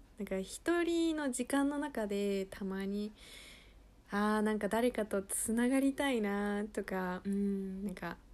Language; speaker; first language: Japanese; early bilingual, heritage; Japanese